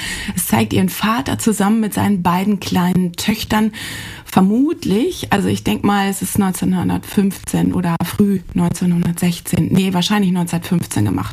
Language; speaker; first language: German; native; German